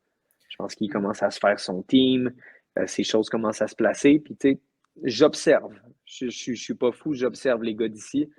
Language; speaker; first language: French; native; French